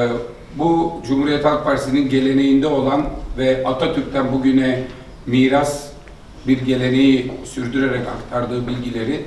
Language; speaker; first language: Turkish; native; Turkish